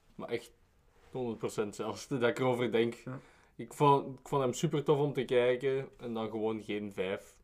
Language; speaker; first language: Dutch; native; Dutch